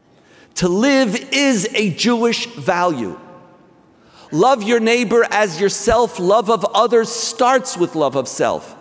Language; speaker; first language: English; native; English